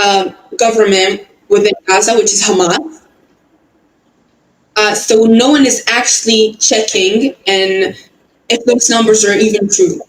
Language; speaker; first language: English; non-native, fluent; Hebrew